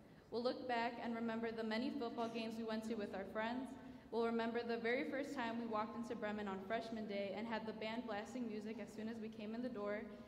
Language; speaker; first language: English; early bilingual, other home language; Spanish